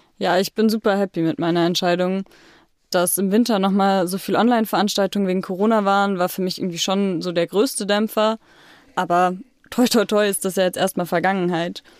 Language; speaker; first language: German; native; German